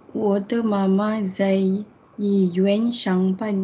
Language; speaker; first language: Chinese; non-native, learner; Malay